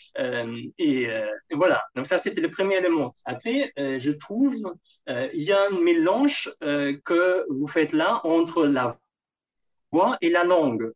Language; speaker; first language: French; non-native, fluent; German